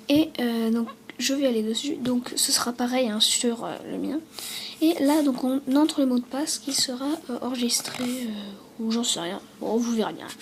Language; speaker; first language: French; native; French